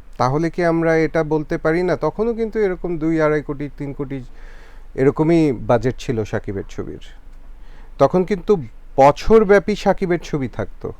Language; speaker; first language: Bangla; native; Bangla